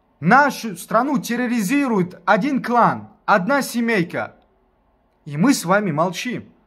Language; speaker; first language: Russian; non-native, local second language; Tajik